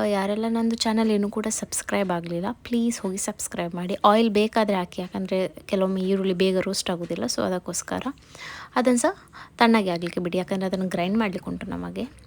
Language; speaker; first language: Kannada; non-native, local second language; Tulu